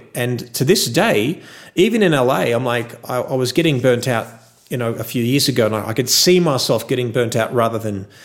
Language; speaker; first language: English; native; English